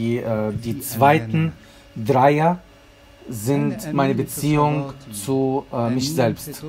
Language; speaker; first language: German; non-native, fluent; Arabic